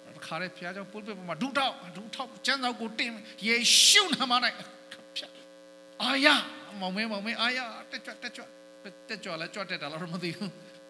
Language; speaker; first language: Burmese; non-native, local second language; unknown